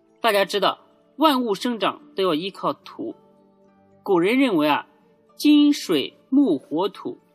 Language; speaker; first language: Chinese; native; Chinese